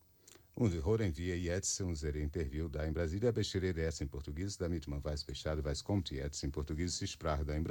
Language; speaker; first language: German; non-native, learner; Portuguese